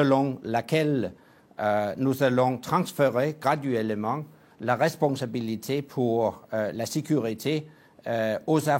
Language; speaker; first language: French; non-native, fluent; Danish